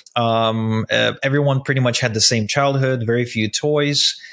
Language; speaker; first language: English; non-native, fluent; Russian